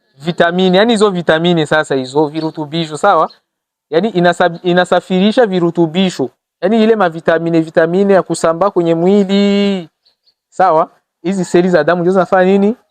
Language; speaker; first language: Swahili; non-native, local second language; Rundi